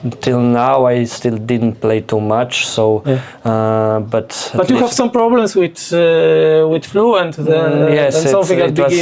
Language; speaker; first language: English; non-native, learner; Polish